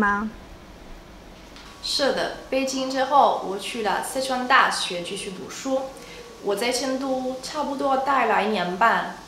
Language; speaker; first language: Chinese; non-native, fluent; Italian